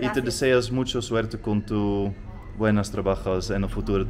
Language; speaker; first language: Spanish; non-native, learner; Dutch